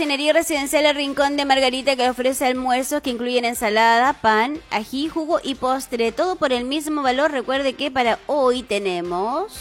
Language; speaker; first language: Spanish; native; Spanish